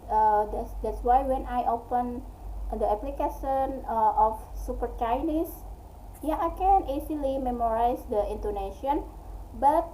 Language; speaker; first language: English; non-native, learner; Indonesian